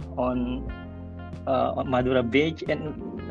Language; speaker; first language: English; non-native, fluent; Indonesian